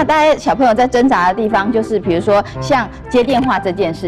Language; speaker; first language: Chinese; native; Chinese